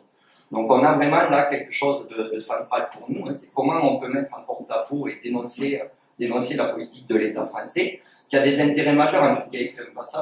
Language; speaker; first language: French; native; French